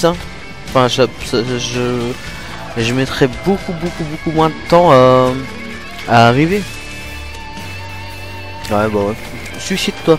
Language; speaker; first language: French; native; French